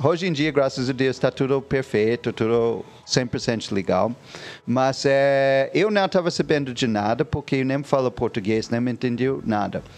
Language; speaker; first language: Portuguese; non-native, fluent; English